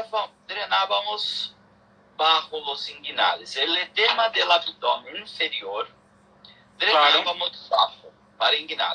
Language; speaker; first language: Spanish; non-native, learner; Portuguese